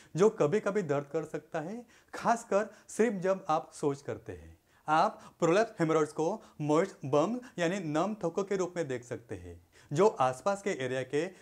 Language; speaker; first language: Hindi; non-native, local second language; Marathi